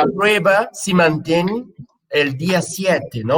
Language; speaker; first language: Spanish; non-native, fluent; Portuguese